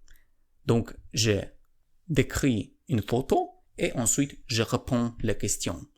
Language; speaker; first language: French; non-native, learner; Polish